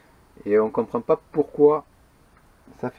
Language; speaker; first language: French; native; French